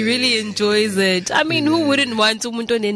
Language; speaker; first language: English; non-native, local second language; Zulu